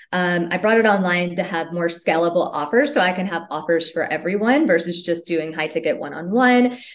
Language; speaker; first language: English; native; English